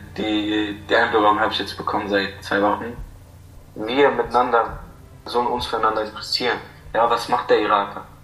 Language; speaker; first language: German; non-native, fluent; Arabic